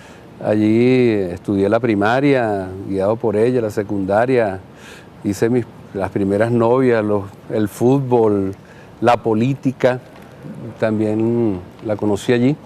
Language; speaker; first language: Spanish; native; Spanish